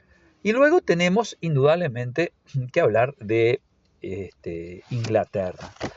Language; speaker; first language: Spanish; native; Spanish